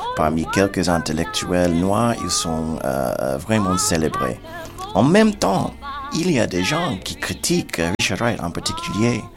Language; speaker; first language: French; non-native, fluent; English